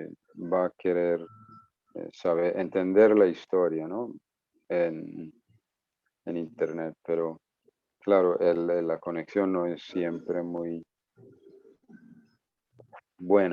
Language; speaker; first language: Spanish; non-native, fluent; English